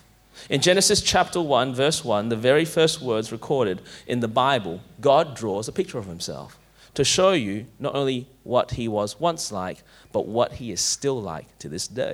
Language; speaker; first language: English; native; English